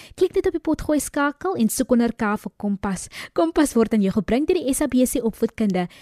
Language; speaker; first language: Afrikaans; native; Afrikaans